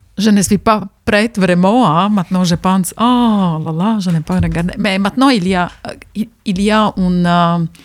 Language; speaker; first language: French; non-native, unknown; Latvian